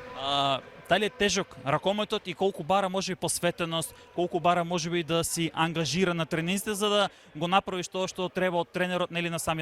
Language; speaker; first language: Macedonian; native; Macedonian